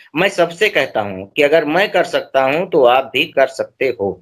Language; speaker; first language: Hindi; native; Hindi